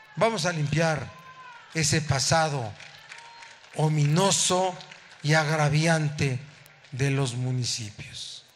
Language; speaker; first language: Spanish; native; Spanish